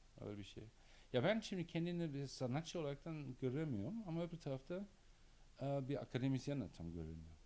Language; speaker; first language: Turkish; non-native, learner; German